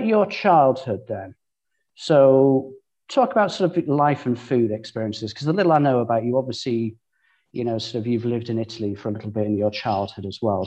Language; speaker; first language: English; native; English